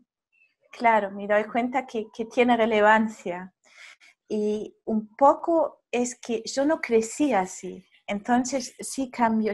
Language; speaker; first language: Spanish; non-native, fluent; German